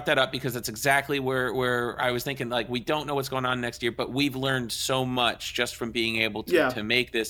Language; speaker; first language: English; native; English